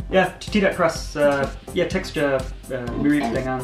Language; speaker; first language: Indonesian; non-native, learner; English